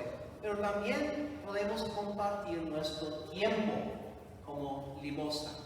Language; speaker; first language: Spanish; non-native, fluent; English